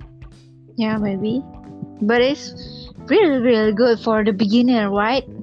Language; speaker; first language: English; non-native, learner; Indonesian